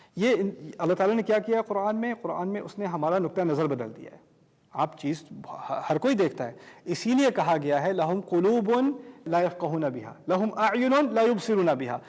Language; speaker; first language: Urdu; early bilingual, heritage; Urdu